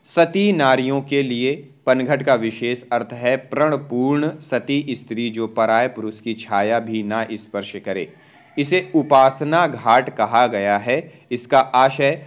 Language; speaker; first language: Hindi; native; Hindi